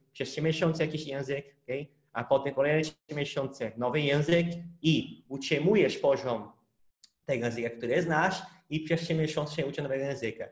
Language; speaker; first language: Polish; non-native, fluent; Portuguese